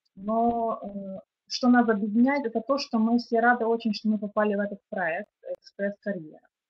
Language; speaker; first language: Russian; non-native, local second language; Ukrainian